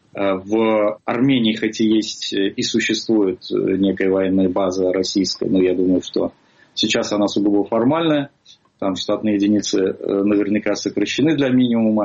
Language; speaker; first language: Russian; native; Russian